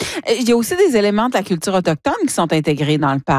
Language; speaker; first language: French; native; French